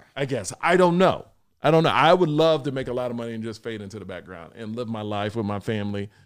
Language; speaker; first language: English; native; English